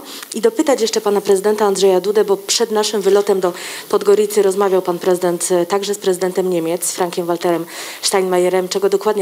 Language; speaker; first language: Polish; native; Polish